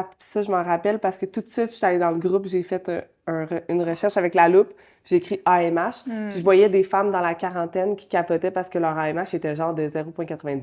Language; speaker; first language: French; native; French